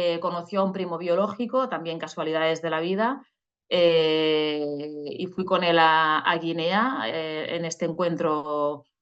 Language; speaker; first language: Spanish; non-native, local second language; Catalan